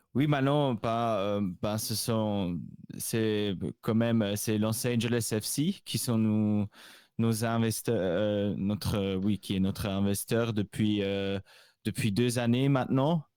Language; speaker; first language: French; non-native, local second language; Swiss German